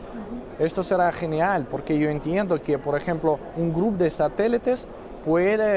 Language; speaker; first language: Spanish; non-native, fluent; Russian